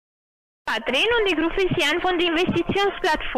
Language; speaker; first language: German; non-native, learner; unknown